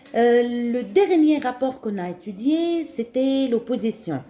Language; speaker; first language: French; non-native, local second language; Arabic